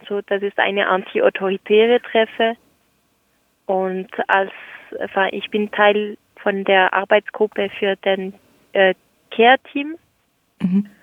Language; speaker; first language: German; non-native, local second language; French